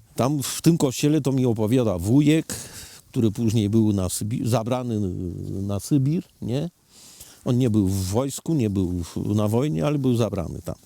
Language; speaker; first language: Polish; early bilingual, heritage; Polish